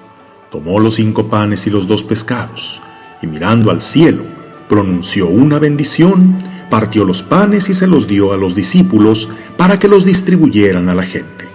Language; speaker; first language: Spanish; native; Spanish